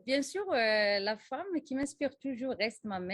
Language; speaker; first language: French; non-native, local second language; Arabic